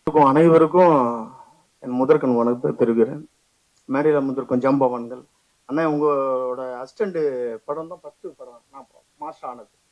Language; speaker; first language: Tamil; native; Tamil